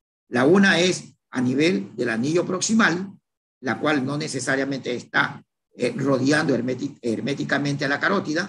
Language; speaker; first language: Spanish; native; Spanish